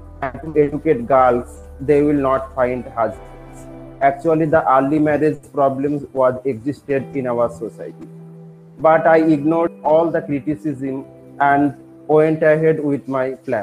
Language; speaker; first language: English; non-native, local second language; Bangla